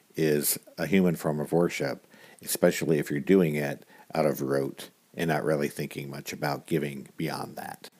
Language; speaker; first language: English; native; English